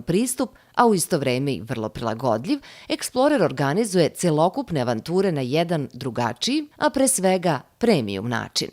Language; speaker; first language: Serbian; native; Serbian